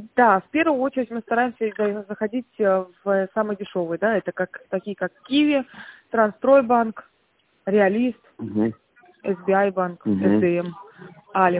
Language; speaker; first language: Russian; native; Russian